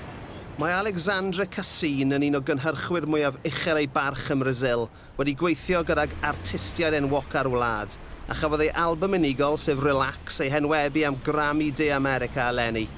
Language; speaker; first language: Welsh; native; Welsh